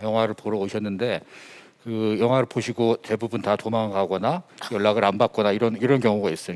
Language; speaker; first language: Korean; native; Korean